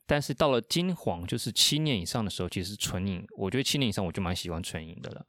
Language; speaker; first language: Chinese; non-native, fluent; Spanish